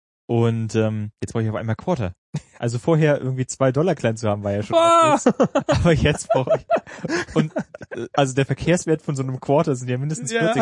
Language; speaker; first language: German; native; German